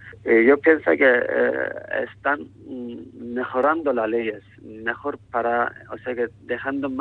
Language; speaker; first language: Spanish; non-native, learner; Turkish